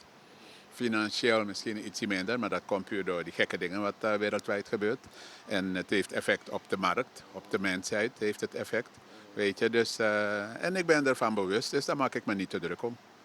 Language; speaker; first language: Dutch; native; Dutch